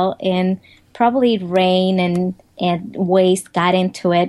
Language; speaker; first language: English; non-native, fluent; Spanish